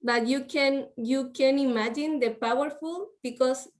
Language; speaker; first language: English; non-native, learner; Spanish